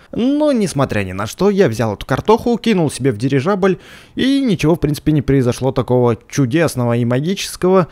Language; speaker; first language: Russian; native; Russian